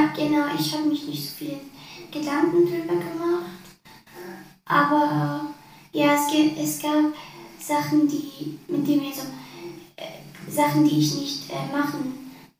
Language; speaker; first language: German; early bilingual, other home language; Arabic